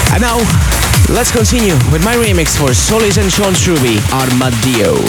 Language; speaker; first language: English; non-native, fluent; Slovak